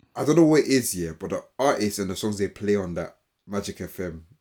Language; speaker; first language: English; native; English